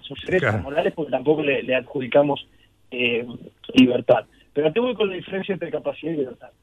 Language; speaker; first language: Spanish; native; Spanish